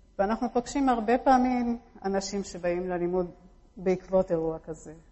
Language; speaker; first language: Hebrew; early bilingual, other home language; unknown